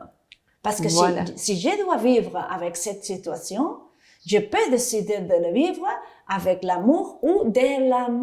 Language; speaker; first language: French; non-native, fluent; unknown